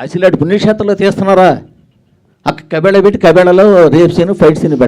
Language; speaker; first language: Telugu; native; Telugu